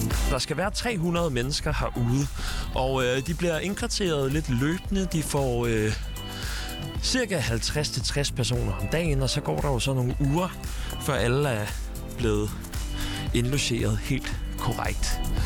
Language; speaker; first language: Danish; native; Danish